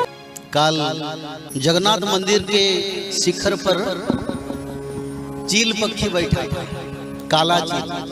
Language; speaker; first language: Hindi; non-native, local second language; Odia